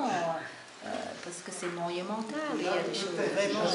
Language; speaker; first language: French; non-native, fluent; English